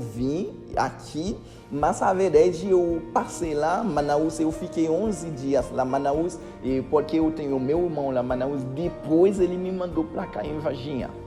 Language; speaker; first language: Portuguese; non-native, learner; Haitian Creole